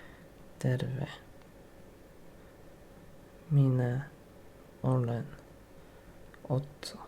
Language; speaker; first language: Finnish; non-native, learner; English